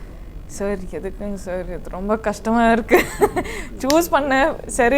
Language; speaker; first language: Tamil; non-native, learner; Kannada